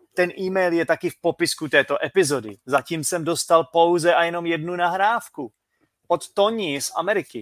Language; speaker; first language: Czech; native; Czech